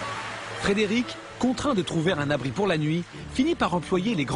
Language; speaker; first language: French; native; French